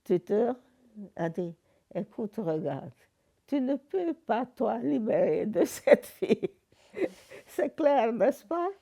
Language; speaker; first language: French; non-native, learner; Hungarian